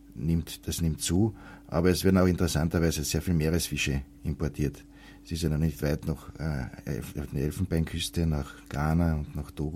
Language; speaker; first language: German; native; German